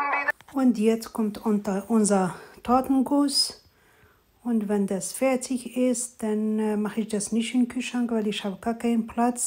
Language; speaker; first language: German; non-native, fluent; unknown